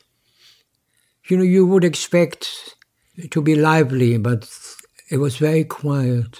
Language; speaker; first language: English; non-native, fluent; German